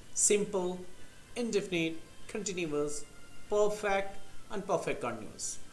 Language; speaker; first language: Hindi; native; Hindi